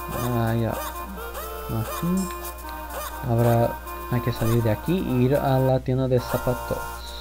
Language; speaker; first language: Spanish; early bilingual, heritage; Spanish